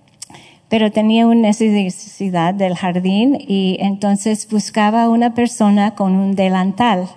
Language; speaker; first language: Spanish; non-native, fluent; English